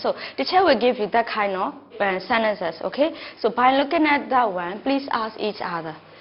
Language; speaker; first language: English; non-native, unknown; Burmese